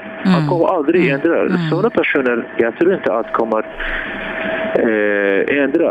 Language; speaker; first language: Swedish; non-native, fluent; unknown